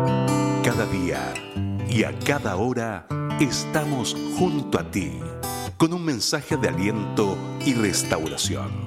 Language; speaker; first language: Spanish; native; Spanish